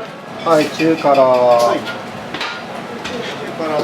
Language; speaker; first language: Japanese; native; Japanese